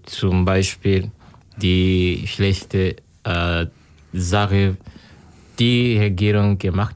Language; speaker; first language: German; non-native, learner; Kinyarwanda